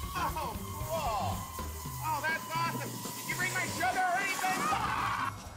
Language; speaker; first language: English; native; English